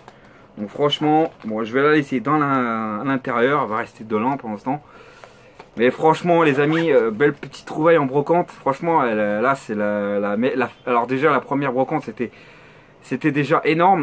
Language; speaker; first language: French; native; French